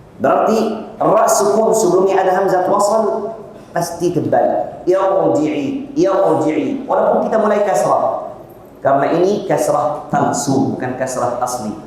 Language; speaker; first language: Malay; non-native, fluent; Arabic